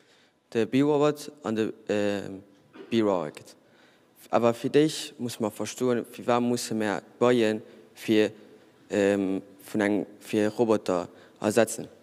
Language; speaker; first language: German; non-native, learner; Portuguese